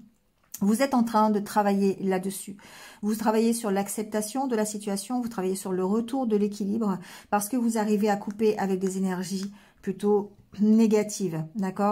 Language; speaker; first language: French; native; French